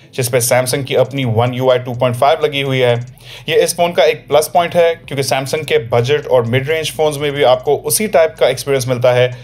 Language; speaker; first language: Urdu; native; Urdu